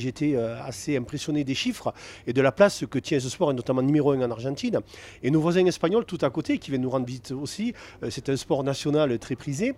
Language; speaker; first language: French; native; French